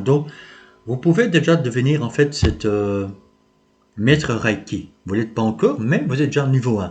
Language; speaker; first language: French; native; French